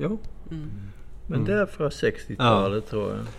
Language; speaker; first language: Swedish; non-native, fluent; Dutch